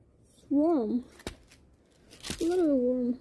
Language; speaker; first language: English; non-native, fluent; Korean